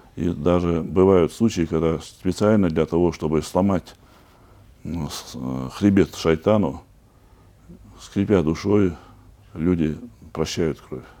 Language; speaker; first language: Russian; non-native, local second language; Chechen